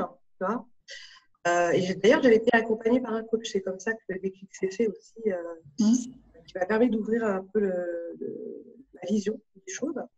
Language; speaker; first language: French; native; French